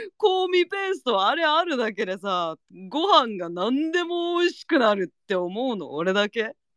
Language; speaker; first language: Japanese; early bilingual, heritage; Japanese